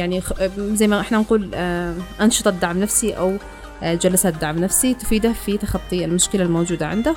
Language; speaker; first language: Arabic; native; Arabic